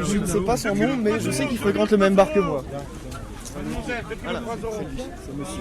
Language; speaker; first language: French; native; French